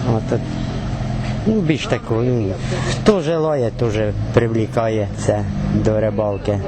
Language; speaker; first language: Ukrainian; native; Ukrainian